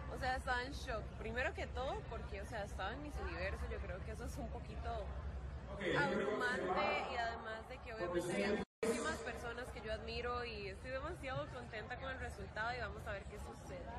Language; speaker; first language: Spanish; native; Spanish